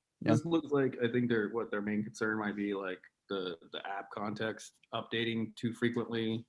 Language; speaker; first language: English; native; English